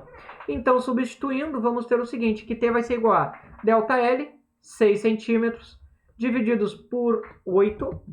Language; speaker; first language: Portuguese; native; Portuguese